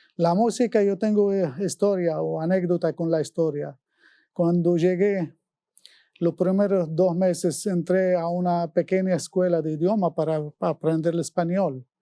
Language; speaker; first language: Spanish; non-native, fluent; Arabic